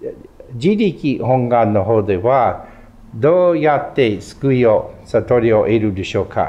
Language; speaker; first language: Japanese; non-native, fluent; English